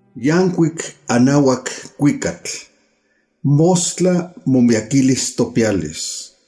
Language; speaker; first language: Spanish; non-native, local second language; Nahuatl languages